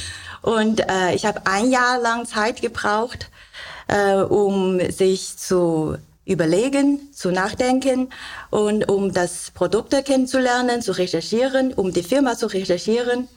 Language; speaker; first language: German; non-native, learner; Chinese